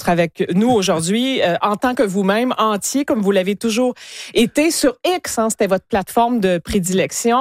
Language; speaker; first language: French; native; French